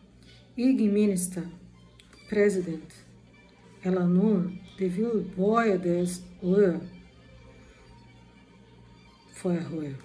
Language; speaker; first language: Danish; non-native, learner; Portuguese